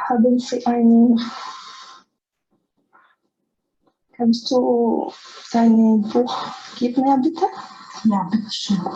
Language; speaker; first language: German; non-native, learner; Spanish